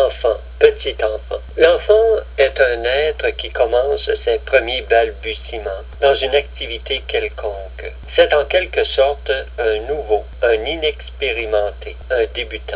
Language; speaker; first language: French; native; French